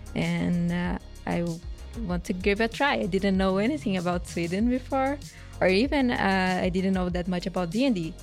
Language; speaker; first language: English; non-native, fluent; Portuguese